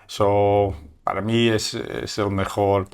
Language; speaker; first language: Spanish; non-native, learner; Dutch